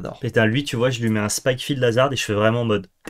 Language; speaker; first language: French; native; French